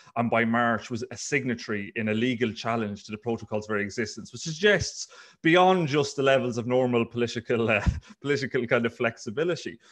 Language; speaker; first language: English; native; English